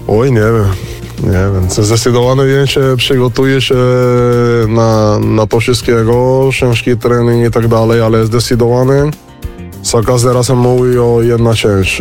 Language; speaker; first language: Polish; non-native, learner; Spanish